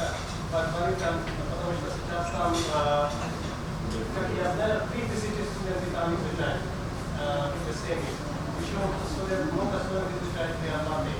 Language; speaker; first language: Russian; non-native, learner; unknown